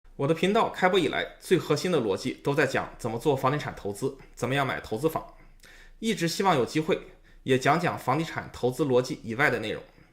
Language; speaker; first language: Chinese; native; Chinese